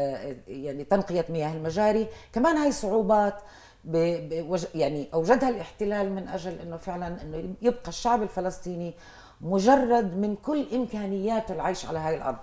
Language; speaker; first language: Arabic; native; Arabic